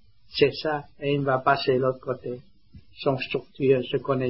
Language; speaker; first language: French; non-native, learner; Vietnamese